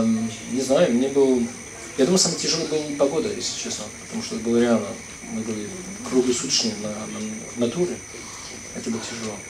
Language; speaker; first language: Russian; non-native, fluent; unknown